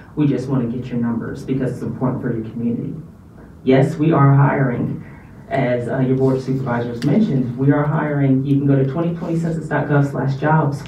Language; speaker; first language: English; native; English